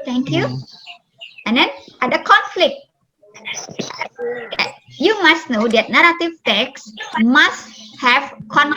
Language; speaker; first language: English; non-native, fluent; Indonesian